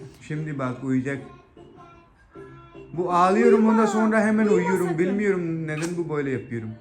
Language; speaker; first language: Turkish; non-native, learner; Urdu